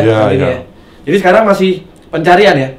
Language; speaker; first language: Indonesian; native; Indonesian